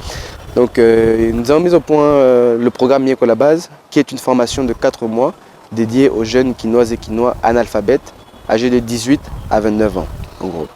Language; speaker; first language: French; non-native, local second language; Lingala